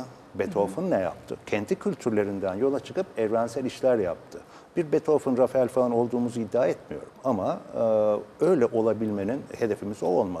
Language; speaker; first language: Turkish; native; Turkish